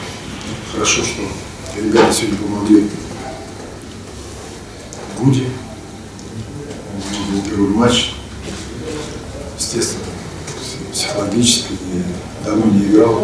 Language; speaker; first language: Russian; native; Russian